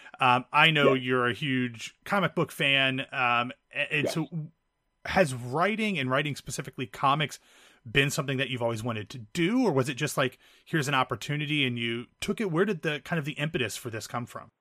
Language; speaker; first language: English; native; English